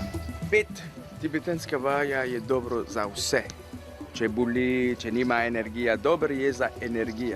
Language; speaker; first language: Slovenian; non-native, learner; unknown